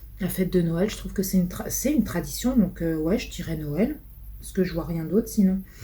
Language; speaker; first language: French; early bilingual, other home language; Portuguese